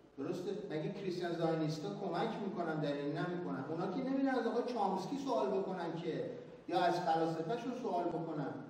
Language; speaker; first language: Persian; native; Persian